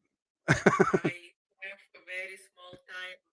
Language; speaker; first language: English; non-native, learner; Russian